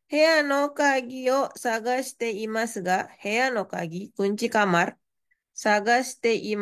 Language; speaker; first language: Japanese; non-native, fluent; Indonesian